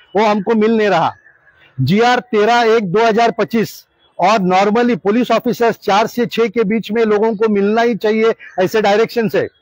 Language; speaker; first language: Hindi; non-native, local second language; Marathi